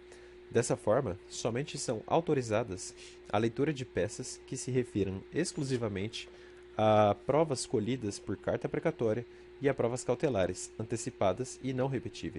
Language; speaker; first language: Portuguese; native; Portuguese